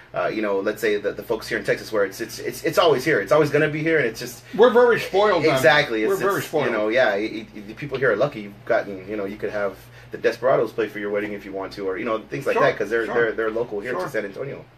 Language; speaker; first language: English; native; English